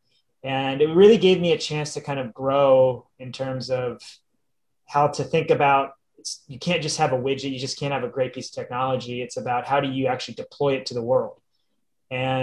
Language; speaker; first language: English; native; English